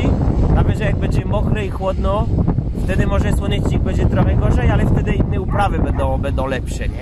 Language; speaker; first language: Polish; non-native, fluent; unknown